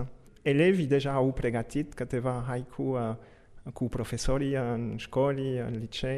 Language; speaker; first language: Romanian; non-native, fluent; French